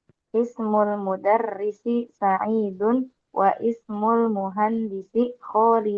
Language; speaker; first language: Arabic; non-native, learner; Indonesian